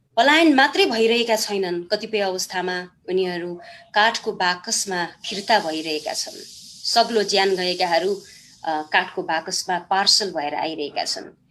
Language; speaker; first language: Nepali; non-native, local second language; Eastern Tamang